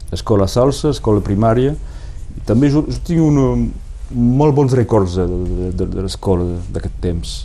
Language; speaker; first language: Catalan; non-native, local second language; French